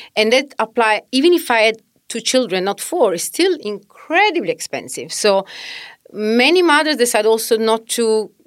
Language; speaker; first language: English; non-native, fluent; Italian